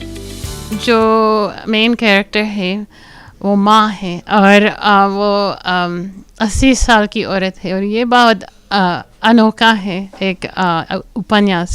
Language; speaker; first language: Hindi; non-native, fluent; English